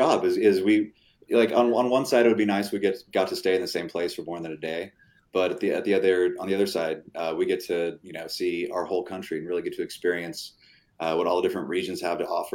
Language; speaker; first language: English; native; English